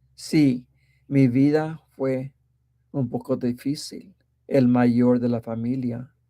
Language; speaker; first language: Spanish; early bilingual, heritage; Spanish